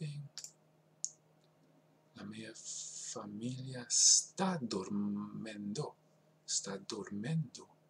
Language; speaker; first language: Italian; non-native, learner; English